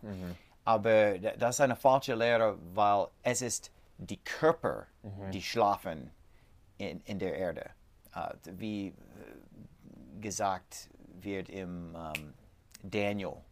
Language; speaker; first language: German; non-native, learner; English